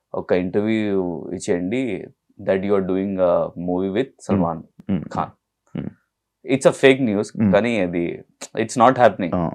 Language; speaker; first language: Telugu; non-native, local second language; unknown